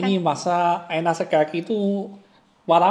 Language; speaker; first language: Indonesian; non-native, learner; Chinese